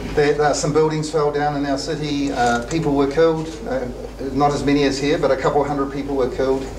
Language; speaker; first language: English; native; English